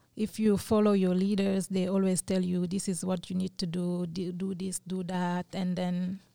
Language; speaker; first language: English; non-native, fluent; French